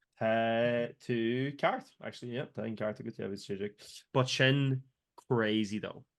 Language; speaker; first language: Irish; native; Irish